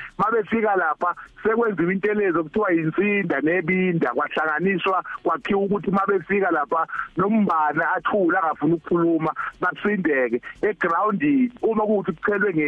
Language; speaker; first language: Zulu; native; Zulu